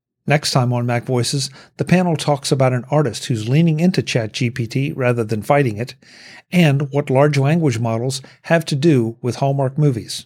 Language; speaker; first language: English; native; English